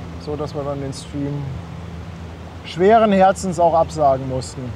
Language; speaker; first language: German; native; German